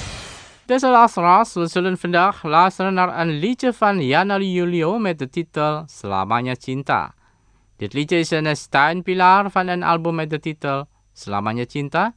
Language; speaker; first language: Dutch; non-native, learner; Indonesian